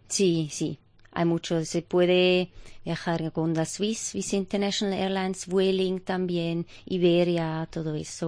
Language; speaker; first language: Spanish; non-native, fluent; German